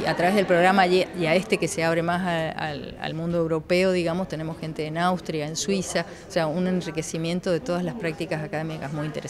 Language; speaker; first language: Spanish; native; Spanish